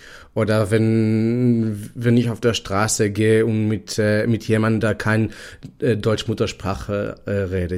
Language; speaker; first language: German; non-native, fluent; Hebrew